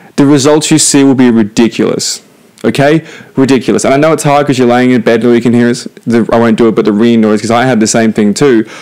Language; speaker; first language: English; native; English